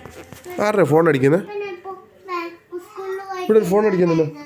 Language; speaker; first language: Malayalam; native; Malayalam